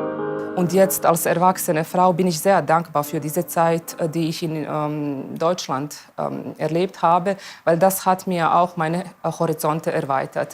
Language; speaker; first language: German; early bilingual, other home language; Bosnian